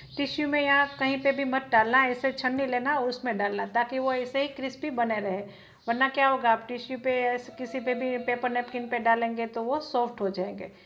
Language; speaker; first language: Hindi; non-native, local second language; Gujarati